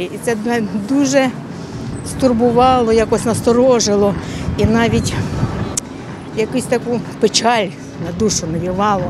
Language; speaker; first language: Ukrainian; native; Ukrainian